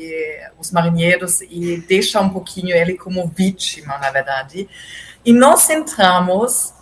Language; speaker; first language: Portuguese; non-native, fluent; German